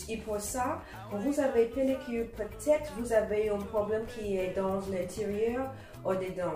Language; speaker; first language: French; non-native, learner; English